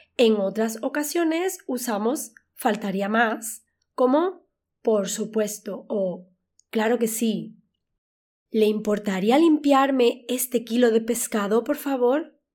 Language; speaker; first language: Spanish; native; Spanish